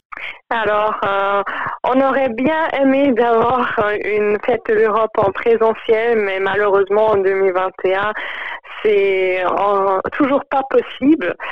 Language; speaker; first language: French; non-native, fluent; German